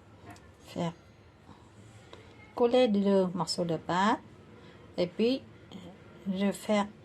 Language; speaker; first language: French; non-native, learner; Vietnamese